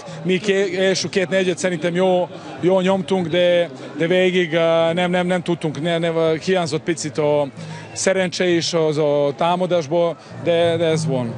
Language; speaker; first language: Hungarian; non-native, learner; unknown